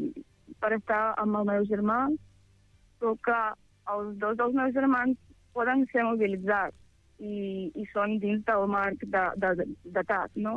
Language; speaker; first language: Catalan; non-native, fluent; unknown